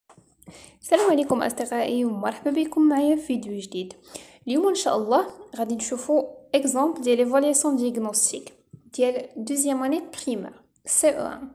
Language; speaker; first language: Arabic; native; Arabic